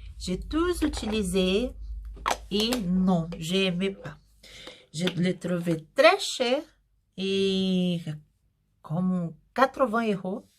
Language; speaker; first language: French; non-native, learner; Portuguese